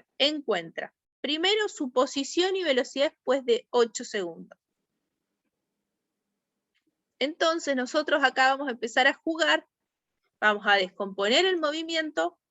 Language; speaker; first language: Spanish; native; Spanish